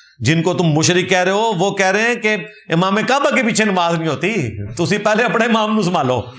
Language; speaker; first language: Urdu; non-native, local second language; Punjabi